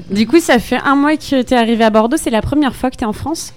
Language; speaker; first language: French; native; French